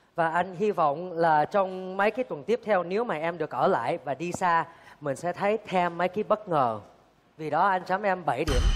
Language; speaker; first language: Vietnamese; early bilingual, heritage; Vietnamese